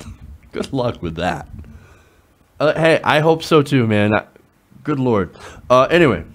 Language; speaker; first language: English; native; English